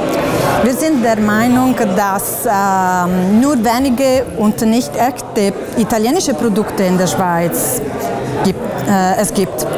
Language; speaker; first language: German; non-native, fluent; Italian